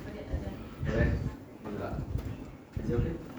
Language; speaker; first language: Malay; non-native, local second language; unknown